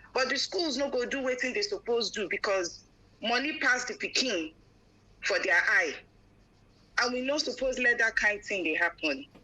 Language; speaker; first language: Nigerian Pidgin; non-native, local second language; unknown